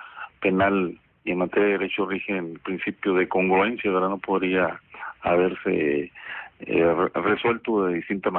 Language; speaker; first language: Spanish; native; Spanish